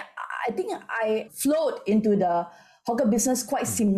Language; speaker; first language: English; non-native, local second language; Min Nan Chinese